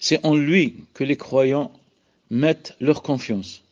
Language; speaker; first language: French; non-native, local second language; Arabic